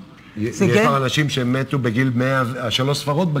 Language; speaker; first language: Hebrew; native; Hebrew